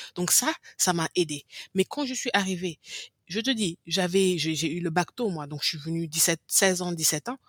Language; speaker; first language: French; non-native, local second language; English